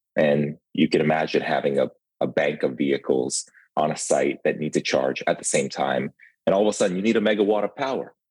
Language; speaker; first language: English; early bilingual, other home language; Ukrainian